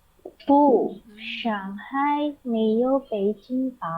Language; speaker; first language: Chinese; non-native, learner; Indonesian